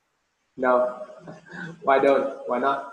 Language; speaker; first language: English; non-native, fluent; Vietnamese